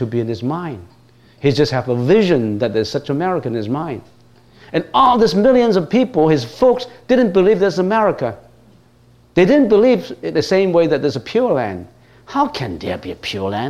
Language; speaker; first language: English; non-native, local second language; Cantonese